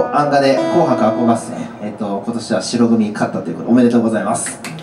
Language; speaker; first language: Japanese; native; Japanese